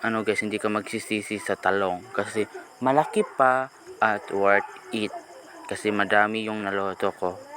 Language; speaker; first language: Filipino; non-native, local second language; Cebuano